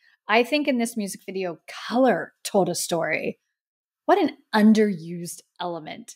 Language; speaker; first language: English; native; English